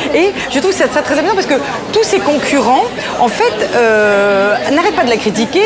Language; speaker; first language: French; native; French